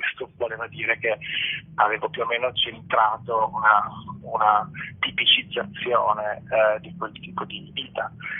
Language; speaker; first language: Italian; native; Italian